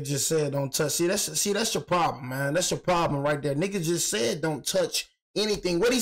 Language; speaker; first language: English; native; English